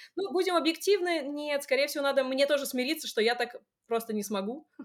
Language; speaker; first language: Russian; native; Russian